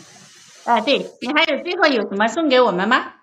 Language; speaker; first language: Chinese; native; Chinese